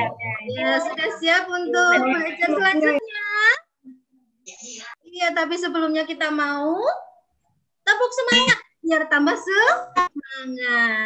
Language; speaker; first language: Indonesian; native; Indonesian